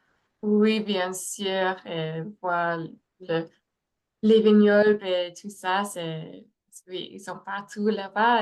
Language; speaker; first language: French; non-native, fluent; English